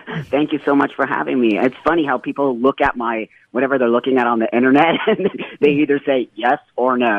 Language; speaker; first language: English; native; English